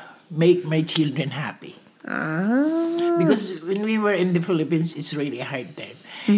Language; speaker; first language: English; non-native, local second language; Cebuano